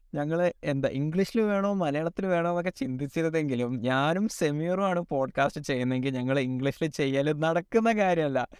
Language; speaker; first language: Malayalam; early bilingual, heritage; Malayalam